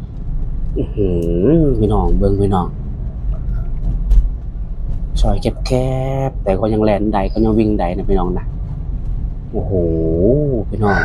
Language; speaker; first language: Thai; non-native, local second language; Lao